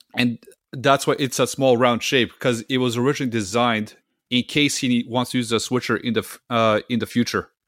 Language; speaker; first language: English; non-native, fluent; Serbian